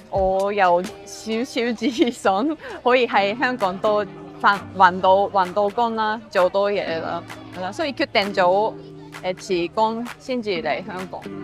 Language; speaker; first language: Cantonese; non-native, fluent; Japanese